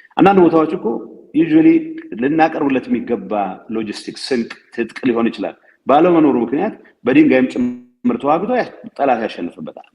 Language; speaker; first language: Amharic; non-native, local second language; Tigrinya